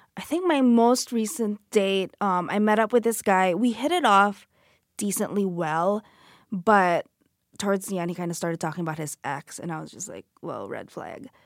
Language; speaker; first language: English; non-native, local second language; Filipino